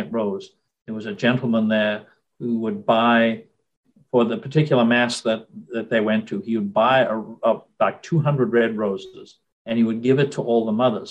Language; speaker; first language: English; native; English